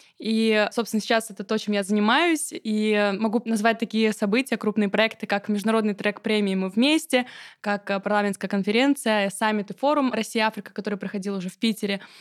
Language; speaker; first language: Russian; native; Russian